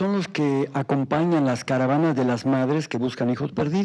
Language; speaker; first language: Spanish; native; Spanish